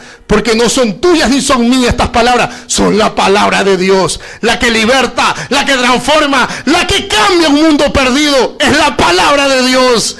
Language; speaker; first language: Spanish; native; Spanish